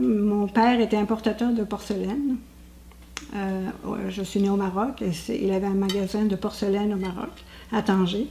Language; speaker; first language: French; native; French